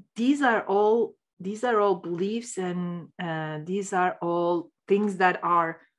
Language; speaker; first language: English; non-native, fluent; Turkish